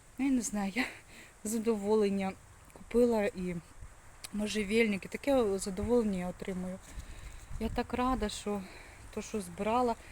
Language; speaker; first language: Ukrainian; native; Ukrainian